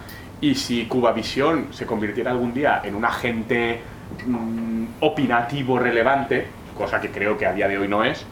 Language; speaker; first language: Spanish; native; Spanish